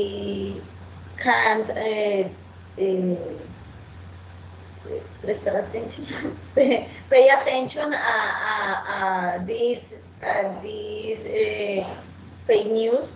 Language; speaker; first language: English; non-native, learner; Spanish